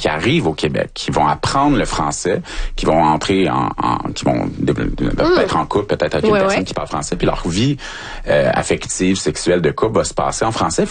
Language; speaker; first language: French; native; French